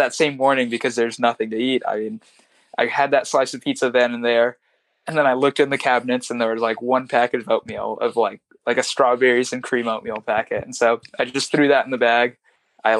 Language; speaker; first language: English; non-native, local second language; Swahili